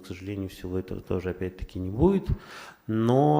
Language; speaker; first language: Russian; native; Russian